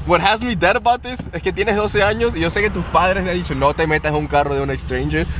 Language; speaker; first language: Spanish; early bilingual, heritage; Spanish